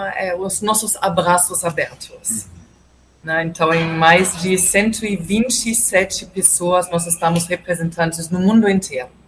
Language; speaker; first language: Portuguese; non-native, fluent; German